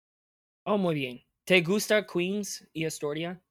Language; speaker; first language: Spanish; non-native, fluent; English